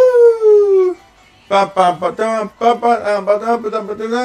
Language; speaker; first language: Japanese; non-native, learner; English